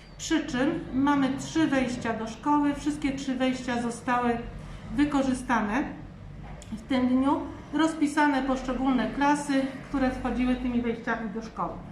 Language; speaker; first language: Polish; native; Polish